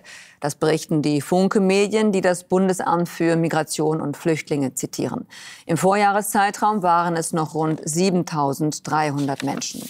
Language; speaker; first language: German; native; German